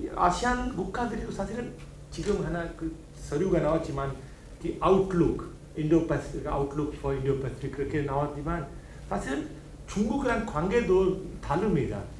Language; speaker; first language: Korean; non-native, learner; Hindi